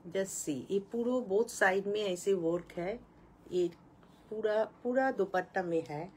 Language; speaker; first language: Hindi; non-native, local second language; Bangla